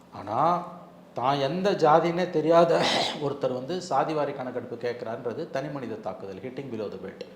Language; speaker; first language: Tamil; native; Tamil